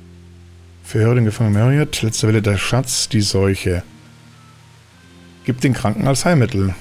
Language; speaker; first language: German; native; German